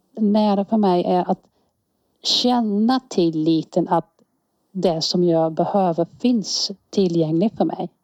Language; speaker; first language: Swedish; non-native, fluent; Dutch